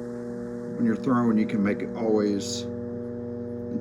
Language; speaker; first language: English; native; English